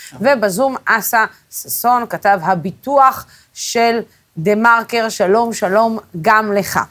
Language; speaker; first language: Hebrew; non-native, local second language; Arabic